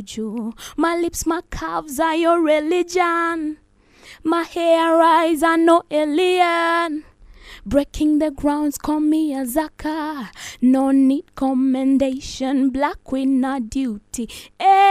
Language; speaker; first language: English; non-native, local second language; Luo (Kenya and Tanzania)